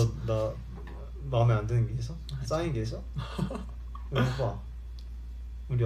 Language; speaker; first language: Korean; early bilingual, heritage; Korean